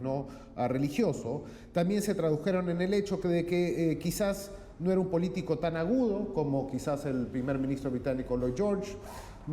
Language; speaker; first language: Spanish; native; Spanish